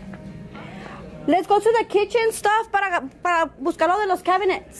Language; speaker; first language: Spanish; early bilingual, heritage; Spanish